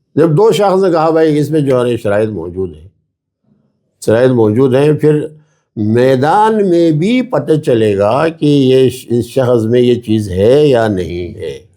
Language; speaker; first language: Urdu; non-native, local second language; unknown